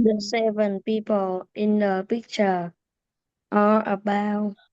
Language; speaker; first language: English; non-native, learner; Vietnamese